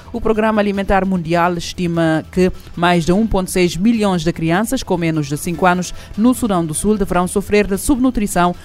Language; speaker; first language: Portuguese; non-native, local second language; Kabuverdianu